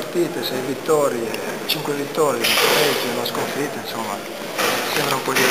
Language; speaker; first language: Italian; native; Italian